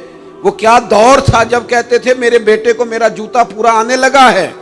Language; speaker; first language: Urdu; native; Urdu